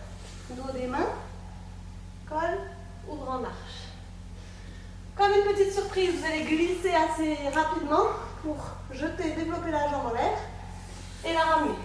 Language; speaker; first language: French; native; French